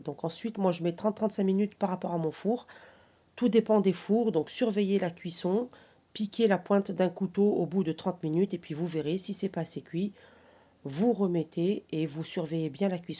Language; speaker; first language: French; native; French